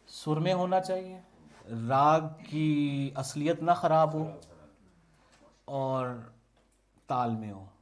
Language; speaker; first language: Urdu; native; Urdu